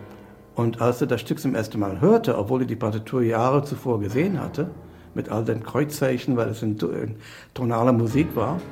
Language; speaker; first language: German; non-native, fluent; English